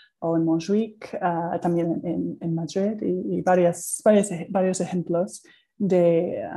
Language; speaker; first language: Spanish; non-native, fluent; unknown